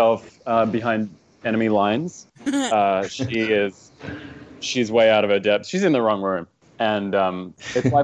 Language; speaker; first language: English; native; English